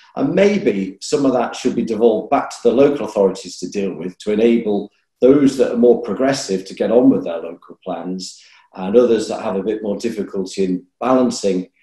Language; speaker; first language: English; native; English